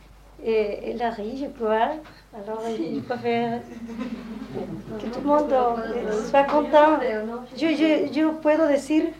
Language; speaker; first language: French; non-native, learner; Spanish